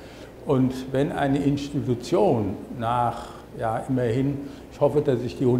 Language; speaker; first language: German; non-native, fluent; English